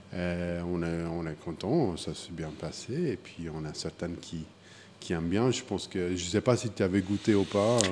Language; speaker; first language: French; non-native, fluent; English